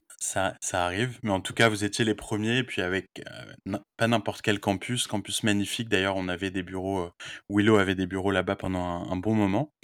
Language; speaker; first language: French; native; French